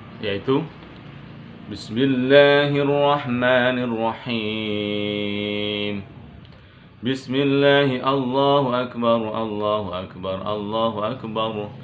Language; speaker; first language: Arabic; non-native, fluent; Indonesian